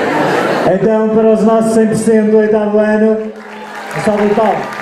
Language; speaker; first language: Portuguese; native; Portuguese